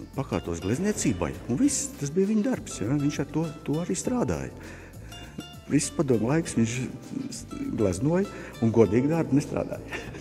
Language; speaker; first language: Latvian; native; Latvian